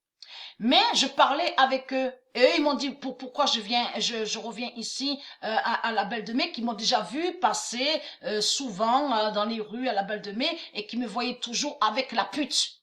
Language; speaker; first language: French; native; French